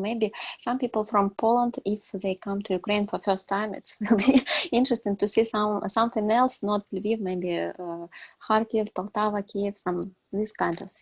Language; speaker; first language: English; non-native, learner; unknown